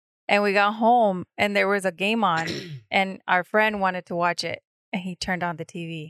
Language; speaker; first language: English; early bilingual, other home language; Spanish